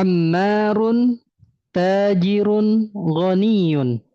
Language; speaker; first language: Arabic; non-native, fluent; Indonesian